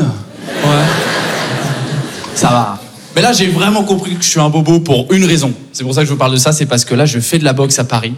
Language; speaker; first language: French; native; French